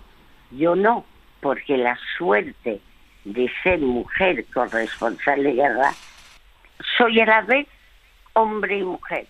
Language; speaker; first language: Spanish; early bilingual, other home language; French